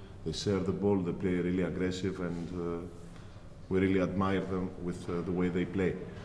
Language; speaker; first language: English; non-native, fluent; Greek